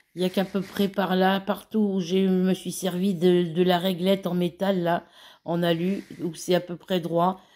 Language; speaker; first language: French; native; French